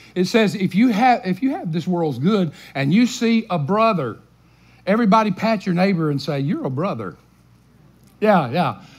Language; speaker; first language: English; native; English